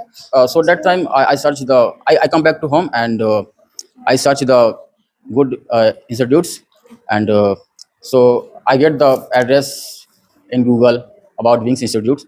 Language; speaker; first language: English; non-native, learner; Hindi